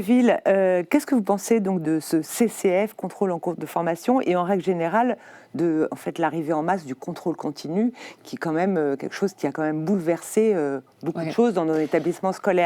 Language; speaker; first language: French; native; French